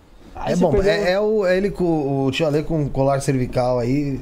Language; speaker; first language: Portuguese; native; Portuguese